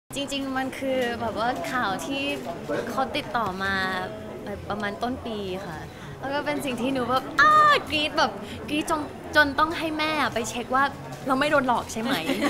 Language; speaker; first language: Thai; non-native, local second language; English